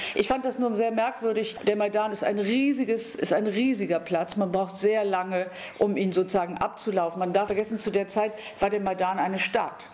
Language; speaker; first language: German; native; German